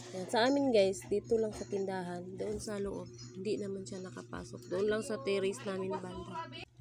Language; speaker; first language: Filipino; non-native, local second language; Cebuano